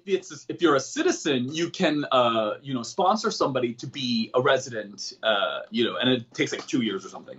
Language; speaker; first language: English; early bilingual, other home language; Korean